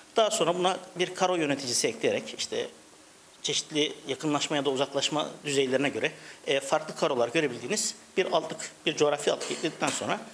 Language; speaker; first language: Turkish; native; Turkish